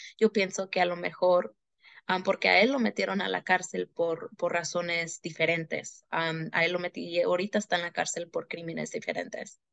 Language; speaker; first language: Spanish; early bilingual, heritage; Spanish